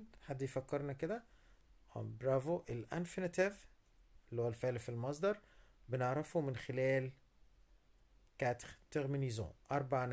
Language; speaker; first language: Arabic; native; Arabic